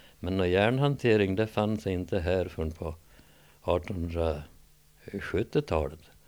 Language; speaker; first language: Swedish; native; Swedish